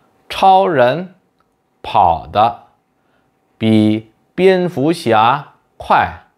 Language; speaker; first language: Chinese; non-native, fluent; Indonesian